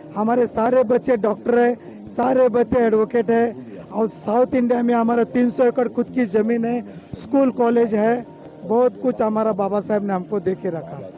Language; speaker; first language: Hindi; non-native, local second language; Kannada